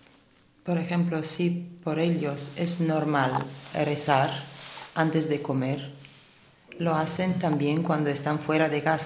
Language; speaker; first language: Spanish; non-native, fluent; Italian